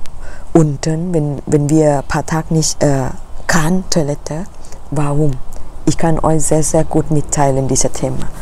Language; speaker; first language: German; non-native, learner; Thai